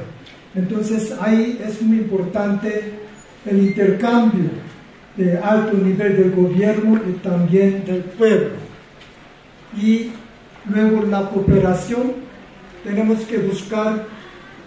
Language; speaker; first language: Spanish; non-native, fluent; Korean